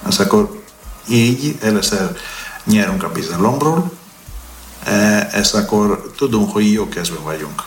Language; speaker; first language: Hungarian; non-native, learner; Greek